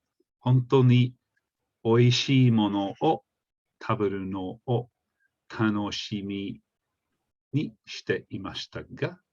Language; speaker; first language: Japanese; non-native, fluent; English